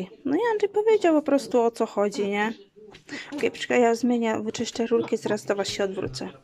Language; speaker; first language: Polish; native; Polish